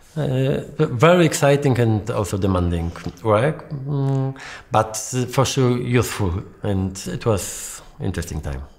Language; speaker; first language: English; non-native, fluent; Polish